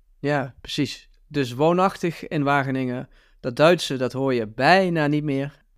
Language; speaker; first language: Dutch; native; Dutch